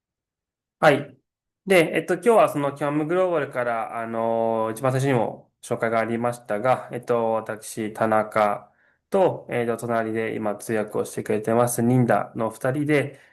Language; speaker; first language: Japanese; native; Japanese